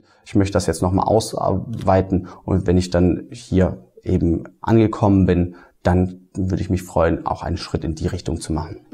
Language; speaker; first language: German; native; German